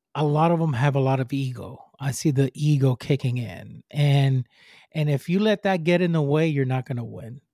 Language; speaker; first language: English; non-native, fluent; Spanish